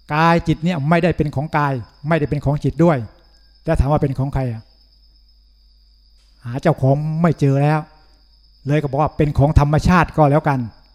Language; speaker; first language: Thai; native; Thai